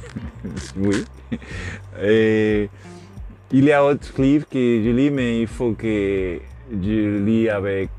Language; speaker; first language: French; non-native, learner; Spanish